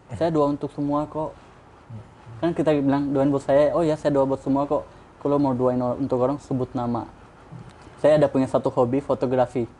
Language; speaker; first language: Indonesian; non-native, fluent; Urdu